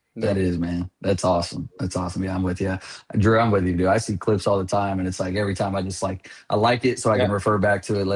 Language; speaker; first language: English; native; English